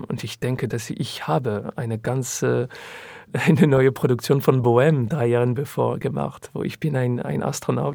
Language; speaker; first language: German; non-native, learner; French